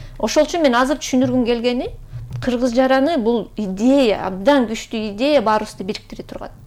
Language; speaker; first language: Kyrgyz; native; Kyrgyz